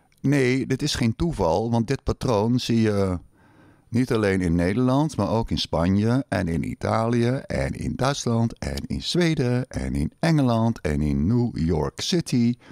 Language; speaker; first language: Dutch; native; Dutch